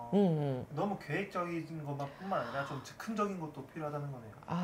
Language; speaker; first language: Korean; native; Korean